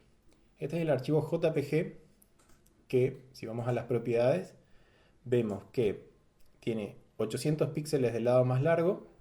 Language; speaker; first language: Spanish; native; Spanish